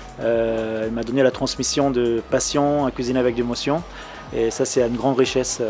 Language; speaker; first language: French; non-native, fluent; Arabic